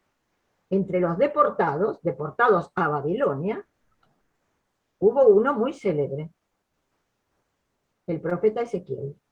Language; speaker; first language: Spanish; native; Spanish